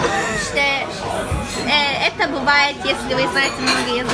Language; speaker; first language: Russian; non-native, learner; German